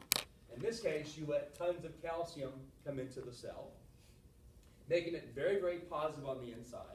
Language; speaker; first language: English; native; English